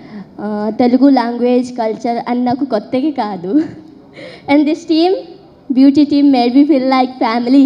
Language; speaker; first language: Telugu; early bilingual, heritage; Telugu